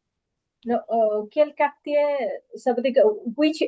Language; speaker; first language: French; non-native, fluent; Bangla